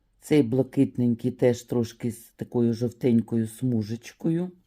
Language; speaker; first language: Ukrainian; native; Ukrainian